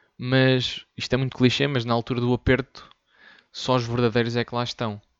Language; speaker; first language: Portuguese; native; Portuguese